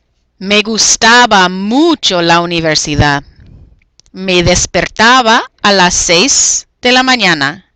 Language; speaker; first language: Spanish; non-native, fluent; English